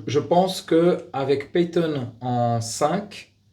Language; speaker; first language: French; native; French